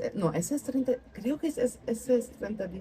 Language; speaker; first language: Spanish; non-native, learner; German